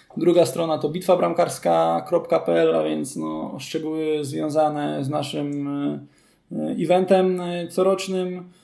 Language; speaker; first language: Polish; native; Polish